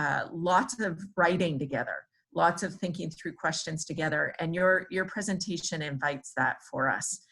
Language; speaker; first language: English; native; English